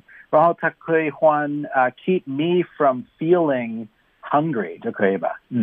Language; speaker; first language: Chinese; non-native, fluent; English